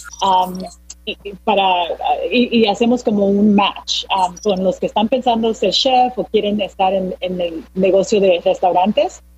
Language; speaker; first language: Spanish; early bilingual, heritage; Spanish